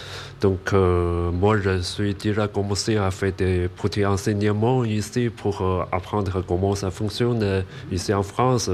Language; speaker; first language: French; non-native, learner; Chinese